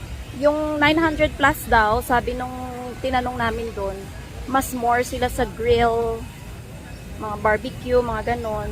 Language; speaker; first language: Filipino; non-native, local second language; Hiligaynon